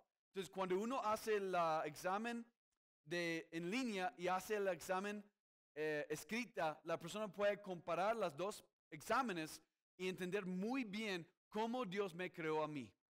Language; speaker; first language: Spanish; non-native, fluent; English